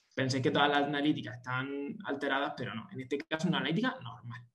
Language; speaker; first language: Spanish; native; Spanish